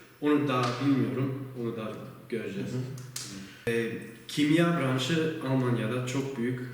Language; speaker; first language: Turkish; early bilingual, heritage; Turkish